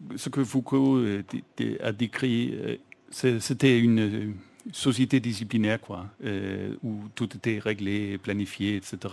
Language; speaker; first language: French; non-native, fluent; Danish